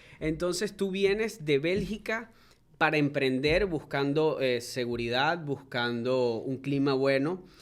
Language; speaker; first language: Spanish; native; Spanish